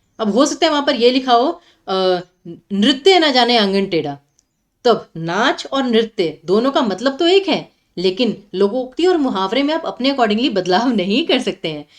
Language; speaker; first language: Hindi; native; Hindi